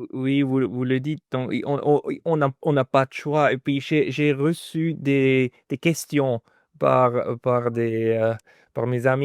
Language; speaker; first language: French; non-native, fluent; German